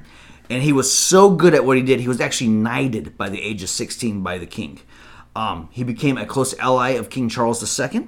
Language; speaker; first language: English; native; English